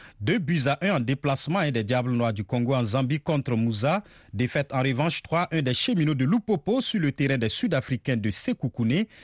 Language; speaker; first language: French; non-native, local second language; Mossi